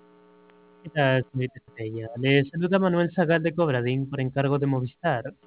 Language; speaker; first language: Spanish; native; Spanish